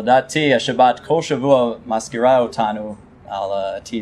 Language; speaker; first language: Hebrew; non-native, fluent; English